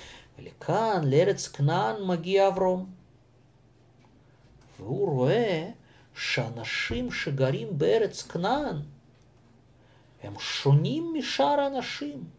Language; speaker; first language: Hebrew; non-native, fluent; Russian